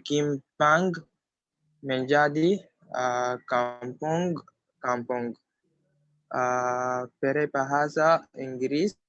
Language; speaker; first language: Indonesian; non-native, learner; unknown